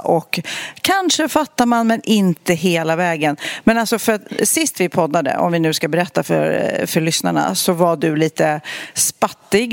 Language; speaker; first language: Swedish; native; Swedish